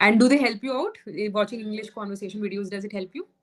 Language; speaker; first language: English; non-native, local second language; Hindi